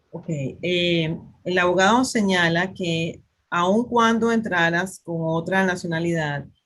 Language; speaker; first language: Spanish; native; Spanish